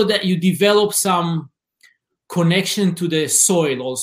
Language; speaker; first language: English; non-native, fluent; Hebrew